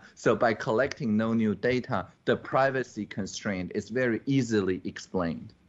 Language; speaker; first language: English; non-native, fluent; Chinese